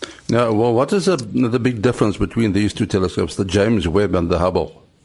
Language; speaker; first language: English; non-native, local second language; Afrikaans